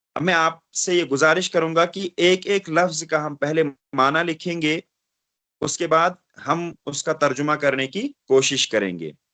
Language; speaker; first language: Urdu; non-native, local second language; Kashmiri